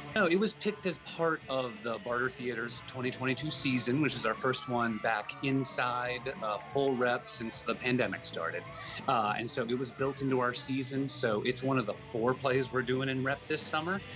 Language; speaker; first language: English; native; English